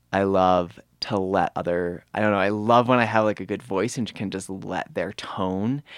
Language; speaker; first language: English; native; English